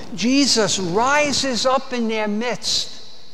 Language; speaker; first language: English; native; English